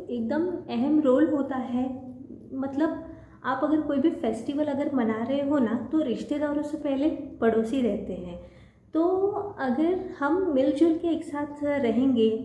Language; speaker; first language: Hindi; non-native, local second language; Marathi